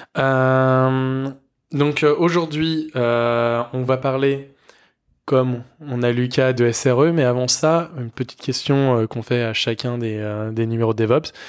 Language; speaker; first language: French; native; French